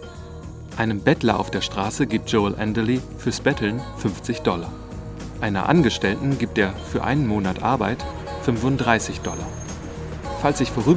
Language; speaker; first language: German; native; German